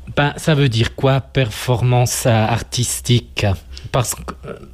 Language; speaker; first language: French; non-native, local second language; German